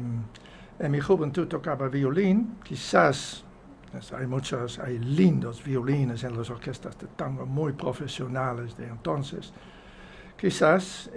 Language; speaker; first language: Spanish; non-native, fluent; Dutch